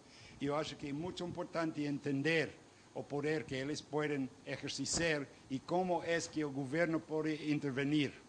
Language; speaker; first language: Portuguese; non-native, fluent; Spanish